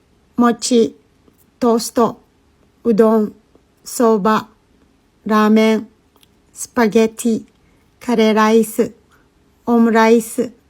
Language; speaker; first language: Japanese; non-native, fluent; Filipino